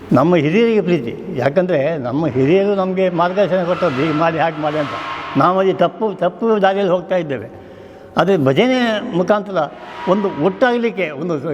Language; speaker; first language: Kannada; non-native, local second language; Konkani